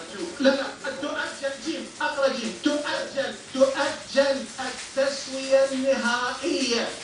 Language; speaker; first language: Arabic; non-native, local second language; Turkmen